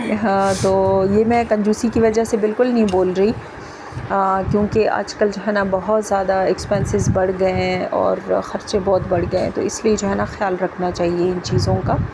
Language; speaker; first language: Urdu; non-native, local second language; Pashto